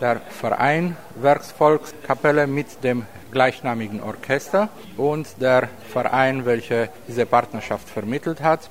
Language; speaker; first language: German; native; German